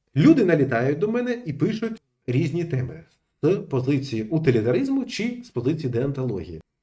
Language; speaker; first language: Ukrainian; non-native, local second language; Russian